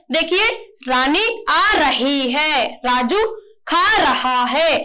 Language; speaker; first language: Hindi; non-native, local second language; Telugu